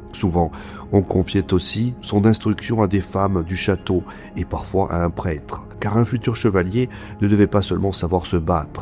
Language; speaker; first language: French; native; French